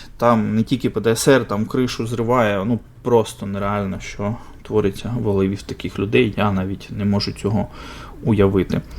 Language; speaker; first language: Ukrainian; non-native, local second language; Russian